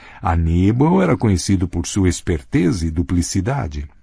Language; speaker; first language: Portuguese; native; Portuguese